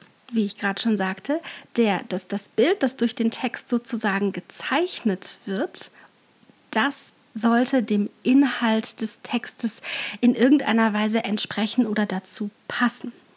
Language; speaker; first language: German; native; German